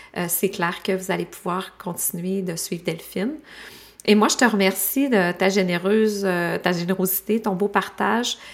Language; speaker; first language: French; native; French